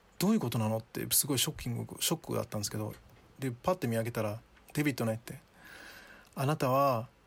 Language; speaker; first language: Japanese; early bilingual, other home language; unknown